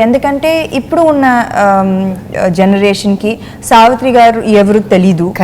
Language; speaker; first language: Telugu; non-native, fluent; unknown